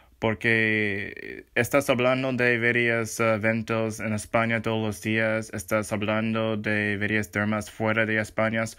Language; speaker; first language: Spanish; non-native, learner; English